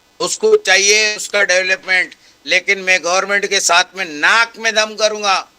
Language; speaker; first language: Hindi; non-native, local second language; Marathi